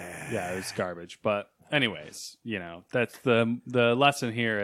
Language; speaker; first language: English; native; English